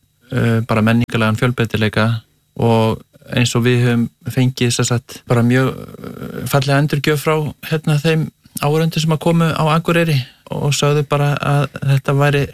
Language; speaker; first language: Icelandic; native; Icelandic